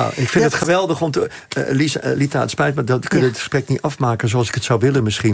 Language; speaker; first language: Dutch; native; Dutch